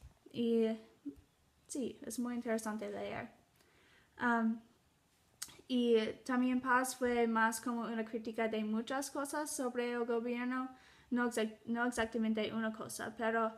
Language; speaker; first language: Spanish; non-native, learner; English